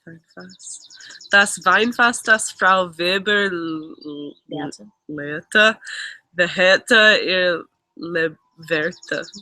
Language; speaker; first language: German; non-native, learner; English